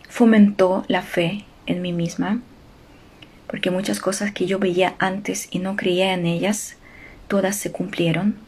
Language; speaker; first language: Spanish; non-native, fluent; Ukrainian